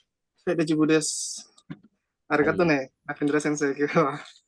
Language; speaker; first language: Japanese; non-native, fluent; Indonesian